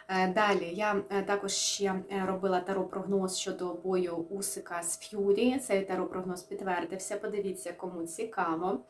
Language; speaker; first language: Ukrainian; non-native, local second language; Russian